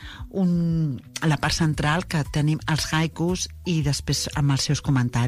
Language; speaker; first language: Catalan; native; Catalan